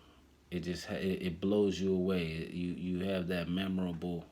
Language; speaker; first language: English; native; English